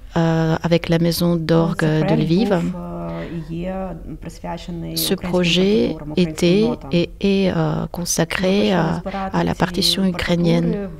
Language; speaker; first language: French; non-native, fluent; Ukrainian